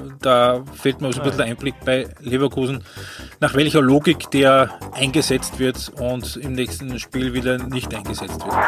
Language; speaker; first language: German; native; German